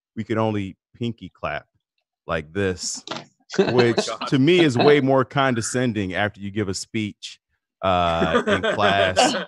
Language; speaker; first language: English; native; English